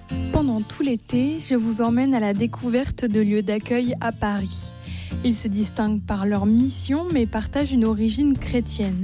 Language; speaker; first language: French; native; French